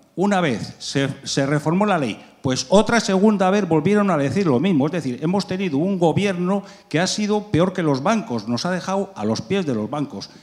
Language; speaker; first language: Spanish; native; Spanish